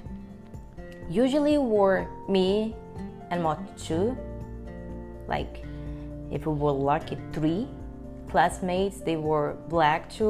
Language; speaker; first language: English; non-native, fluent; Portuguese